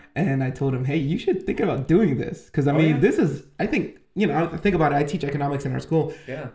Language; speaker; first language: English; native; English